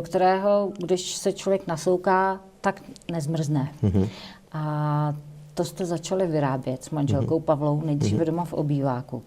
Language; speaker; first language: Czech; native; Czech